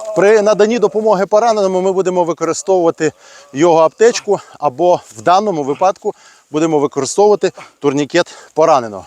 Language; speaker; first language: Ukrainian; native; Ukrainian